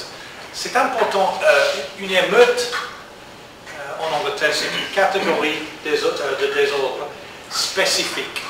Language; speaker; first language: French; non-native, learner; English